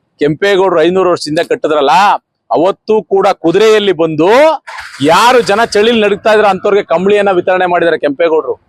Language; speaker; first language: Kannada; native; Kannada